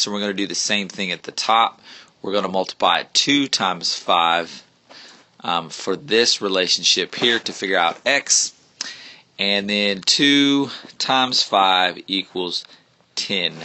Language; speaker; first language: English; native; English